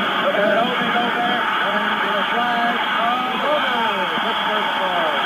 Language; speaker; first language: English; native; English